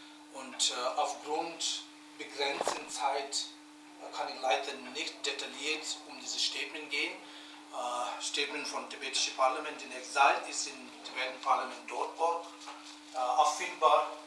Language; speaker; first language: German; non-native, learner; Tibetan